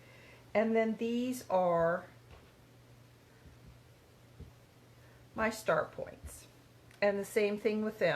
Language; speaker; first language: English; native; English